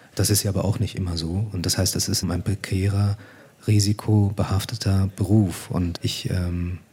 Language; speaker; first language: German; native; German